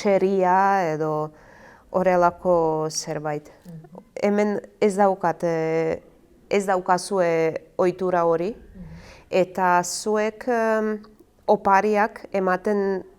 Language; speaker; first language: Basque; non-native, learner; Croatian